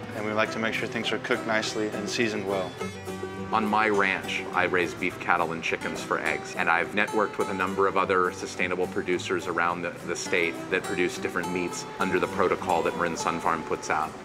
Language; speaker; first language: English; native; English